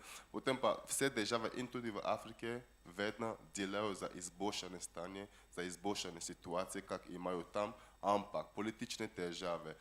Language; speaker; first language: Slovenian; non-native, fluent; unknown